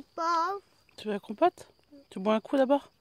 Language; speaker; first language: French; native; French